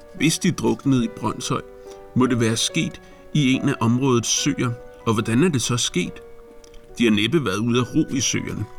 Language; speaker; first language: Danish; native; Danish